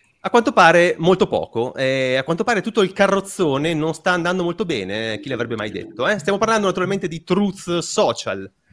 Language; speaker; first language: Italian; native; Italian